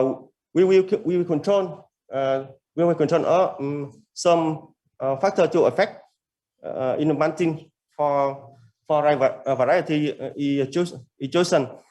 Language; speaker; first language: English; non-native, learner; Vietnamese